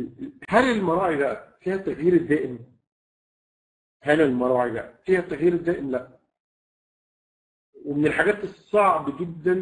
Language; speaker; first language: Arabic; native; Arabic